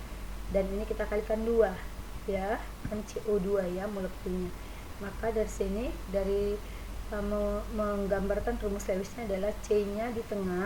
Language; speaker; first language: Indonesian; native; Indonesian